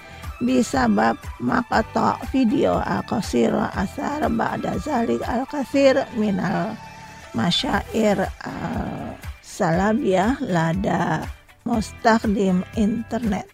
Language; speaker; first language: Arabic; non-native, fluent; Indonesian